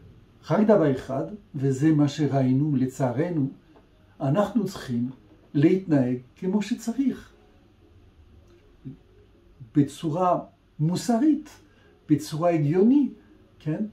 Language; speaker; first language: Hebrew; non-native, fluent; French